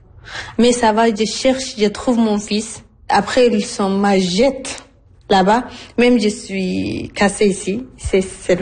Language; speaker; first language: French; non-native, learner; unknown